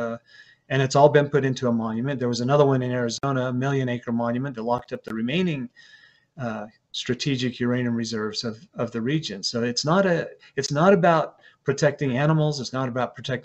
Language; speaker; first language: English; native; English